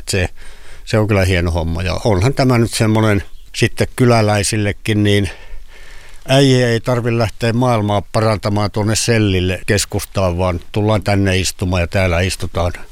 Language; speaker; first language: Finnish; native; Finnish